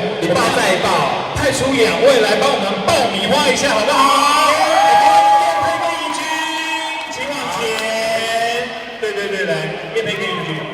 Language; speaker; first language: Chinese; native; Chinese